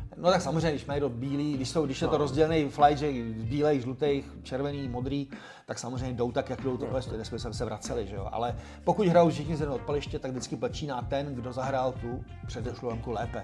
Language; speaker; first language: Czech; native; Czech